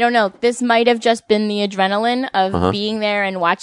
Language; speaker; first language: English; non-native, fluent; Spanish